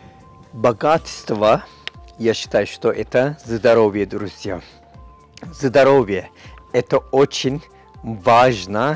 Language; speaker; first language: Russian; non-native, fluent; Turkish